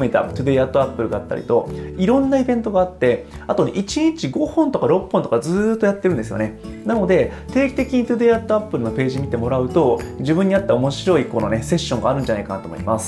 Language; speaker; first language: Japanese; native; Japanese